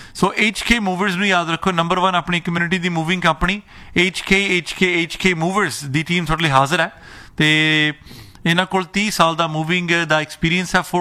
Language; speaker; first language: Punjabi; early bilingual, heritage; Punjabi